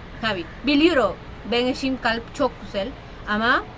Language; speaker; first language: Turkish; non-native, learner; Spanish